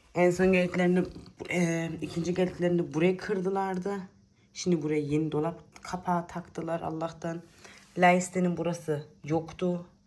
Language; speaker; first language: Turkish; early bilingual, heritage; Turkish